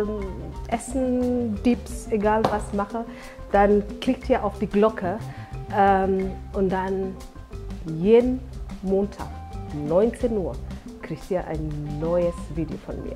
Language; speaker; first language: German; non-native, fluent; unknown